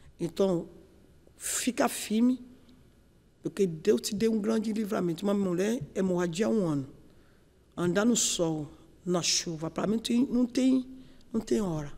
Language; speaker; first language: Portuguese; non-native, learner; Yoruba